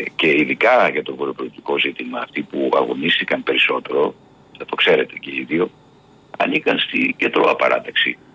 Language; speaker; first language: Greek; native; Greek